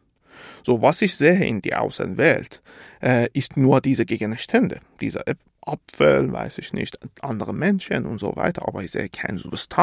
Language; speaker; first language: German; non-native, fluent; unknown